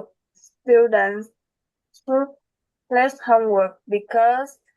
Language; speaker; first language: English; non-native, learner; Vietnamese